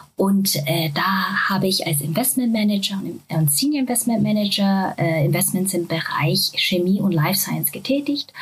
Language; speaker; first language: German; non-native, fluent; Japanese